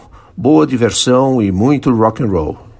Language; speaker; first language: Portuguese; native; Portuguese